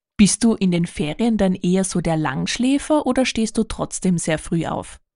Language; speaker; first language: German; native; German